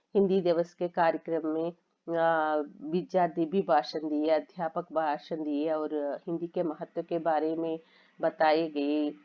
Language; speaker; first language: Hindi; non-native, local second language; Telugu